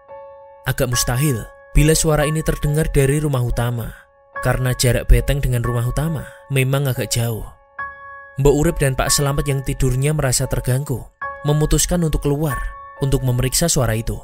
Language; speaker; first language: Indonesian; native; Indonesian